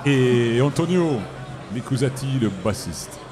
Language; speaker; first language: French; native; French